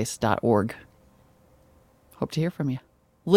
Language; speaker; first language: English; native; English